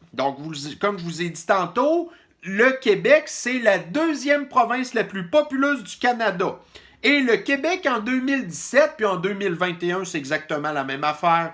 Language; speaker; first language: French; native; French